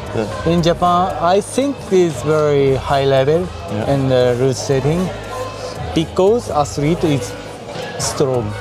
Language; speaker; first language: English; non-native, learner; Japanese